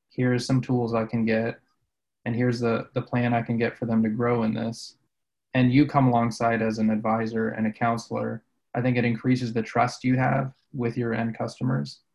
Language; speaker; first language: English; native; English